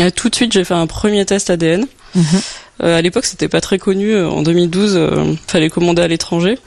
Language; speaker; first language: French; native; French